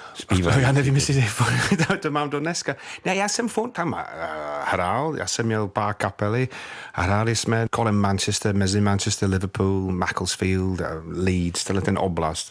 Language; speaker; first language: Czech; non-native, fluent; English